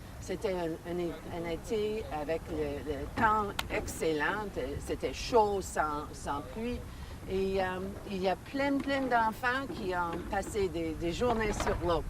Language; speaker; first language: French; non-native, learner; English